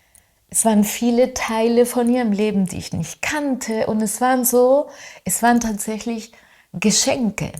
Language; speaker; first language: German; non-native, fluent; Spanish